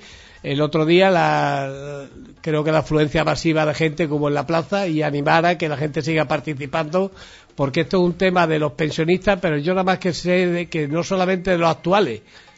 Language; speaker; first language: Spanish; native; Spanish